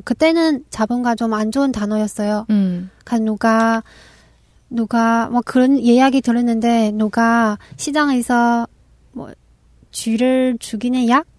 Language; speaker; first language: Korean; non-native, local second language; Chinese